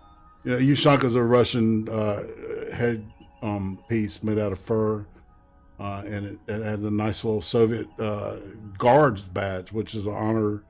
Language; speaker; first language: English; native; English